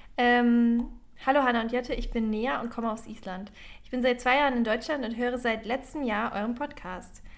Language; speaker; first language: German; native; German